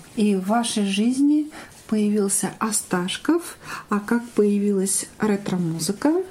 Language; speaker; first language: Russian; native; Russian